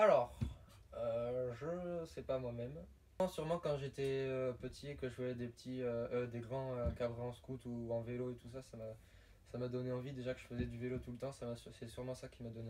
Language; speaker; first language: French; native; French